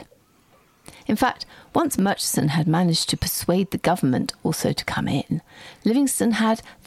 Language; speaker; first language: English; native; English